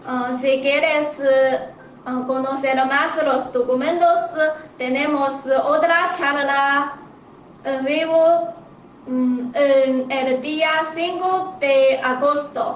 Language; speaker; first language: Spanish; non-native, learner; Chinese